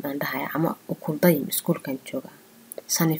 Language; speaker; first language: Turkish; non-native, learner; Somali